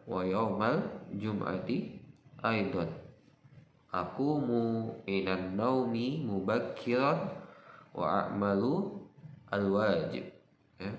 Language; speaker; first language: Arabic; non-native, fluent; Indonesian